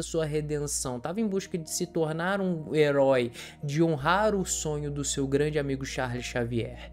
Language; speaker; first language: Portuguese; native; Portuguese